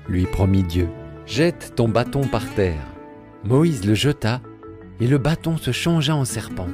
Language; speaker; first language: French; native; French